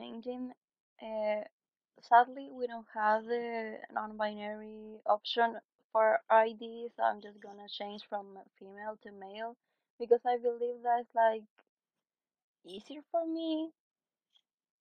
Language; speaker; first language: English; non-native, fluent; Spanish